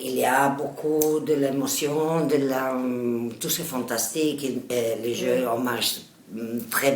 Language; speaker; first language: French; non-native, learner; Catalan